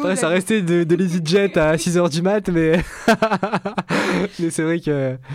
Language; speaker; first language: French; native; French